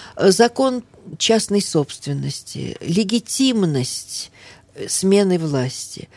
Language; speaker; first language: Russian; early bilingual, heritage; Russian